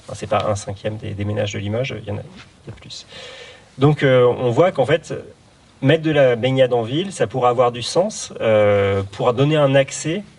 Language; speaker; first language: French; native; French